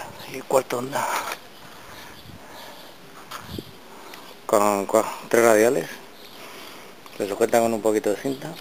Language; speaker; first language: Spanish; native; Spanish